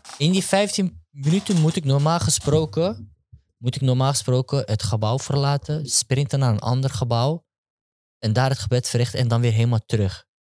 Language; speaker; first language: Dutch; early bilingual, other home language; Turkish